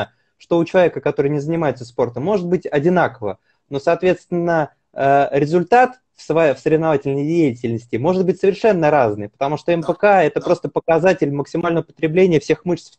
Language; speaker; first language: Russian; native; Russian